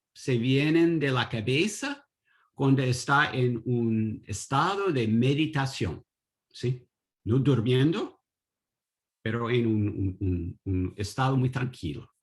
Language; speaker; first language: Spanish; non-native, learner; English